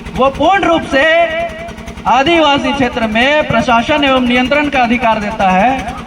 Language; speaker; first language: Hindi; non-native, local second language; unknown